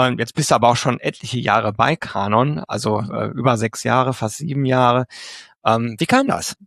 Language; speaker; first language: German; native; German